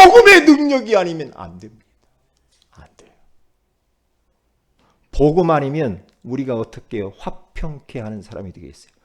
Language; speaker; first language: Korean; native; Korean